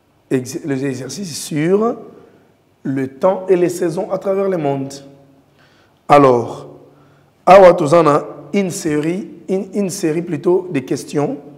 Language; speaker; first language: French; non-native, local second language; Lingala